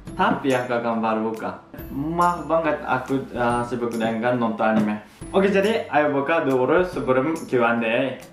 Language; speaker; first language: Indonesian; non-native, fluent; Japanese